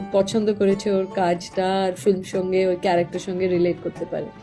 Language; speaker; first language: Bangla; non-native, local second language; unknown